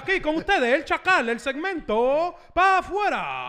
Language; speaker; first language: Spanish; early bilingual, heritage; Spanish